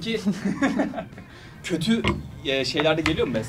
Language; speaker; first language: Turkish; native; Turkish